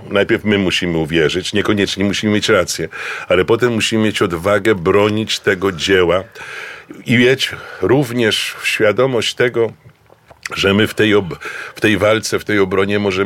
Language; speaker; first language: Polish; native; Polish